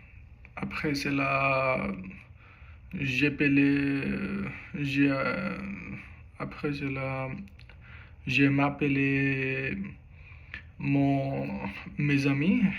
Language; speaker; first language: French; non-native, learner; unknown